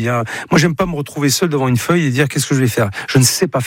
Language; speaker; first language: French; native; French